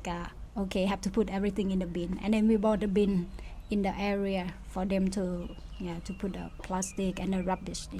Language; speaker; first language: English; non-native, fluent; Thai